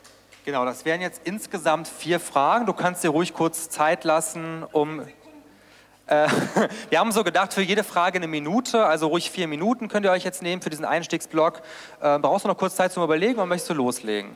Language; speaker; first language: German; native; German